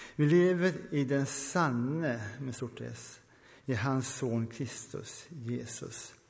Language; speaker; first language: Swedish; early bilingual, heritage; Swedish